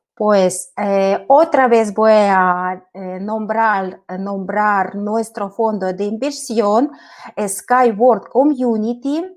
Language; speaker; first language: Spanish; non-native, fluent; Russian